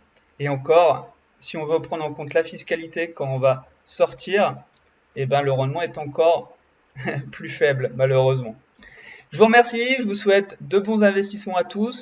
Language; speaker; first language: French; native; French